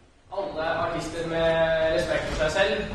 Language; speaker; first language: Norwegian; early bilingual, other home language; Russian